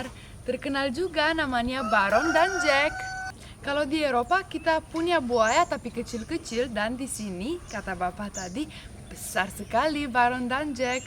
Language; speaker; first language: Indonesian; non-native, fluent; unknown